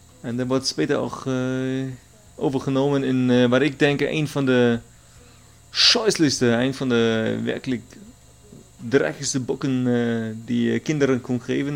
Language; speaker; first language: Dutch; non-native, learner; German